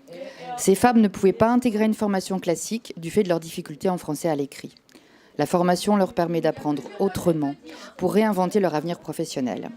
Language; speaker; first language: French; native; French